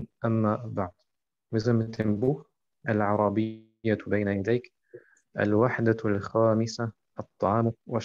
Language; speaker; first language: Arabic; non-native, fluent; German